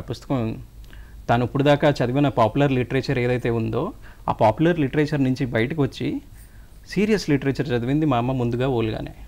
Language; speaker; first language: Telugu; native; Telugu